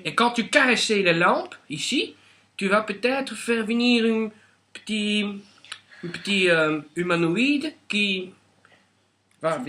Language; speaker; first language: French; non-native, local second language; Dutch